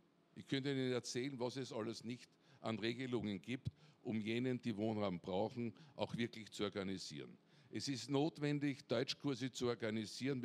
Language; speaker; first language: German; native; German